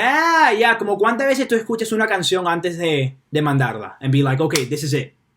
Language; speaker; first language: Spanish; early bilingual, heritage; Spanish